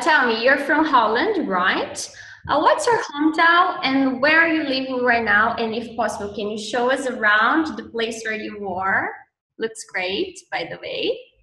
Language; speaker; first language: English; non-native, fluent; Portuguese